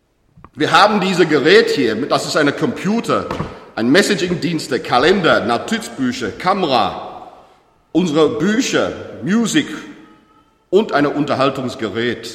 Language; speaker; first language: German; non-native, learner; English